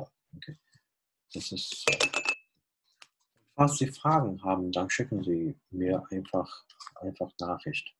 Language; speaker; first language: German; non-native, fluent; Chinese